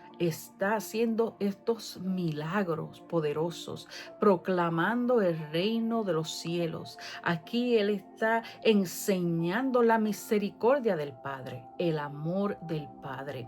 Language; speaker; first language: Spanish; native; Spanish